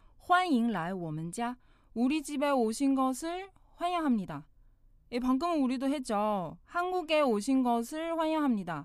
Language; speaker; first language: Korean; non-native, fluent; Chinese